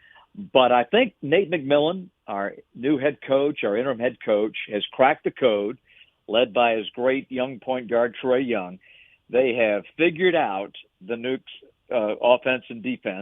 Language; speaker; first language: English; native; English